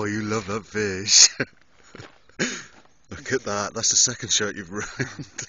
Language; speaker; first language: English; native; English